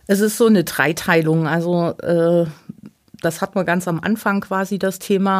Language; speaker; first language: German; native; German